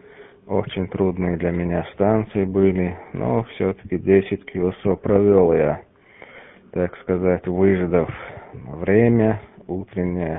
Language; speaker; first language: Russian; native; Russian